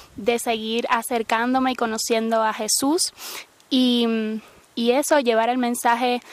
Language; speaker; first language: Spanish; native; Spanish